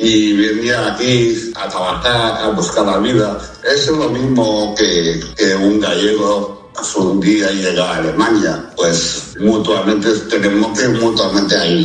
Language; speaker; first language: Spanish; non-native, fluent; Chinese